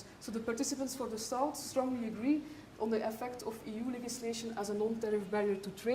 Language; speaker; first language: English; non-native, fluent; Dutch